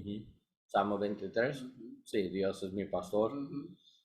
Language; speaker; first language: Spanish; non-native, learner; English